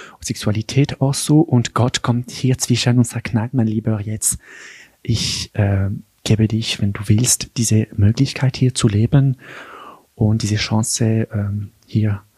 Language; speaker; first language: German; non-native, local second language; French